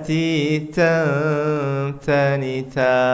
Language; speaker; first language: Arabic; non-native, fluent; Indonesian